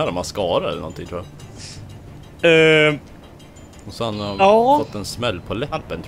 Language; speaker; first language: Swedish; native; Swedish